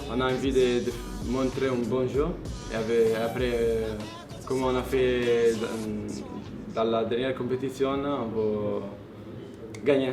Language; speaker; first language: French; non-native, learner; Italian